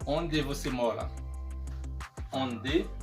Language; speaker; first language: Portuguese; non-native, fluent; Haitian Creole